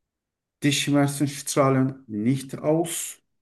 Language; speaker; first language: German; non-native, fluent; Turkish